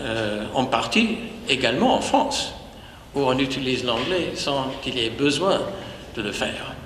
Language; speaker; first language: French; non-native, fluent; English